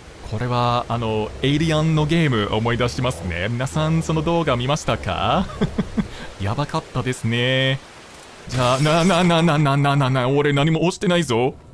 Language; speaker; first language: Japanese; non-native, fluent; English